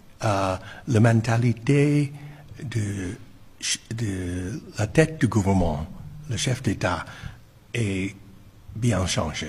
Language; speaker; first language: French; non-native, fluent; English